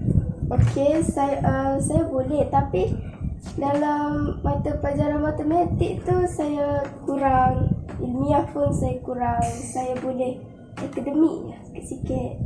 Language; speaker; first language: Malay; native; Malay